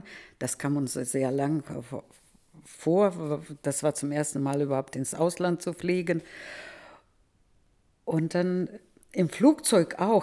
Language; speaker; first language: German; early bilingual, heritage; Russian